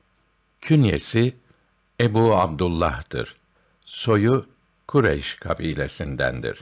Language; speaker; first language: Turkish; native; Turkish